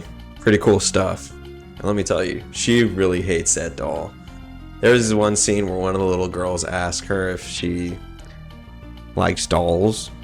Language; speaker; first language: English; native; English